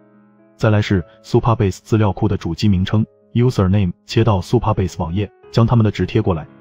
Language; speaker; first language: Chinese; native; Chinese